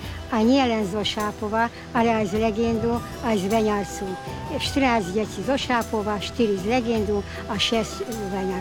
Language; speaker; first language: Slovak; native; Slovak